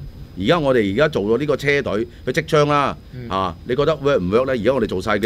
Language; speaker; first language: Cantonese; native; Cantonese